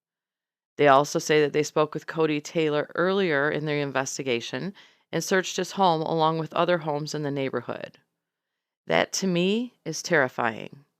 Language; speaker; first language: English; native; English